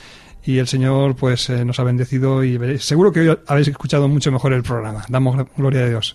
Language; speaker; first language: Spanish; native; Spanish